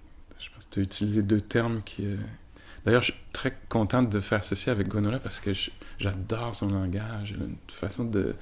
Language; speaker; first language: French; native; French